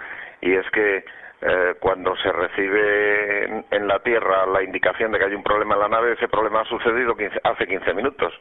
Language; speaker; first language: Spanish; native; Spanish